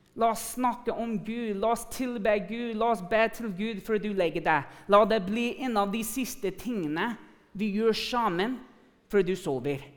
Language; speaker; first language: Norwegian; non-native, fluent; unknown